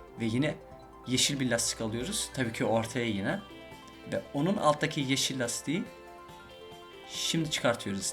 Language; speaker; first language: Turkish; early bilingual, heritage; Turkish